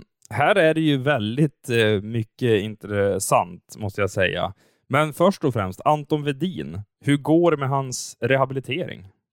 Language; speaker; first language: Swedish; native; Swedish